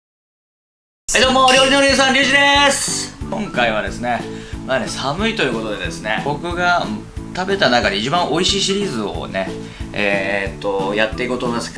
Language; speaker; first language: Japanese; native; Japanese